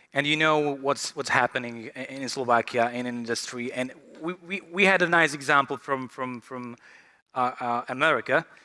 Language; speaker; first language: English; non-native, fluent; Slovak